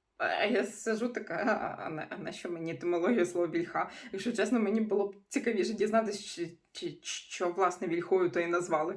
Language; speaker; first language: Ukrainian; non-native, local second language; Russian